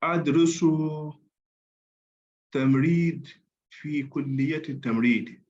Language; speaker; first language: Arabic; non-native, learner; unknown